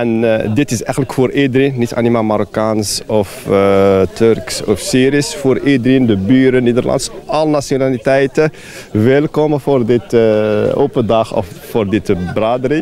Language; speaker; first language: Dutch; non-native, fluent; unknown